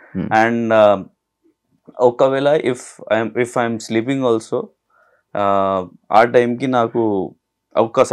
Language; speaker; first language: Telugu; non-native, learner; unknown